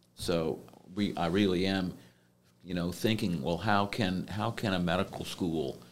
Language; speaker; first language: English; native; English